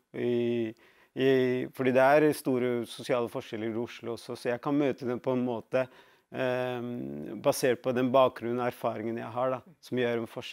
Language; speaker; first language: Norwegian; early bilingual, other home language; Tamil